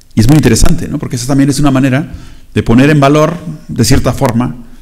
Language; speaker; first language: Spanish; native; Spanish